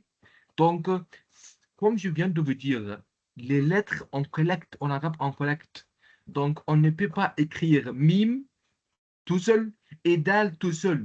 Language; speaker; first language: French; non-native, local second language; Arabic